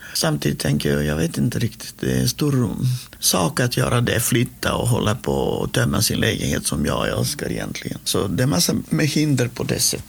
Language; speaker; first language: Swedish; non-native, fluent; Macedonian